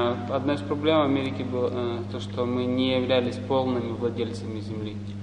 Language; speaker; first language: Russian; native; Russian